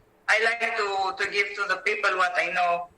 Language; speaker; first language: English; non-native, learner; Greek